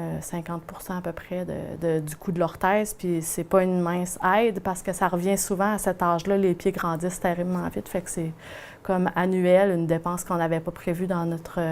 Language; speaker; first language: French; native; French